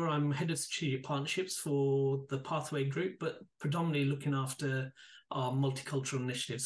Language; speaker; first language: English; native; English